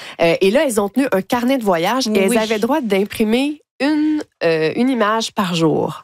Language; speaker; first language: French; native; French